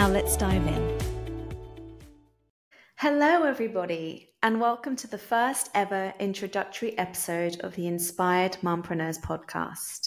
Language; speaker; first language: English; native; English